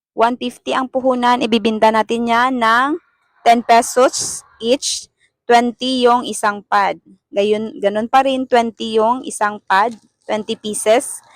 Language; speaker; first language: Filipino; non-native, local second language; Cebuano